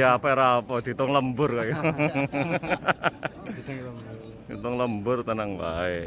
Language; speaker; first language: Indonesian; non-native, local second language; Javanese